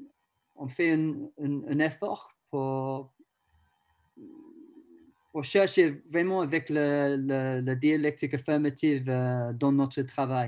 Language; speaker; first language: French; non-native, learner; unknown